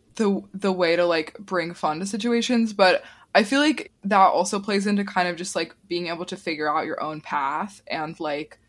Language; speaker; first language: English; early bilingual, other home language; Italian